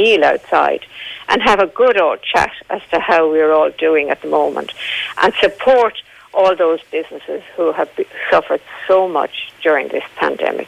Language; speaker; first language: English; native; English